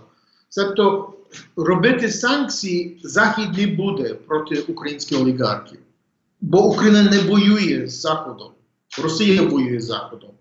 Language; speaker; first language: Ukrainian; early bilingual, heritage; English